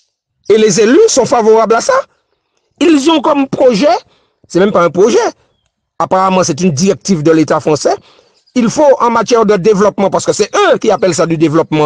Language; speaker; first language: French; native; French